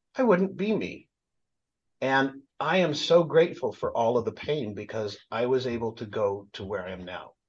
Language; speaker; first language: English; native; English